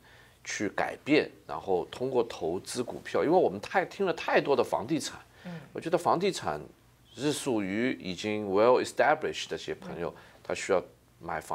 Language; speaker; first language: Chinese; native; Chinese